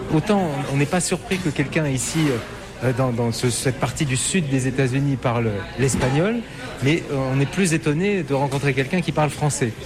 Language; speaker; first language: French; native; French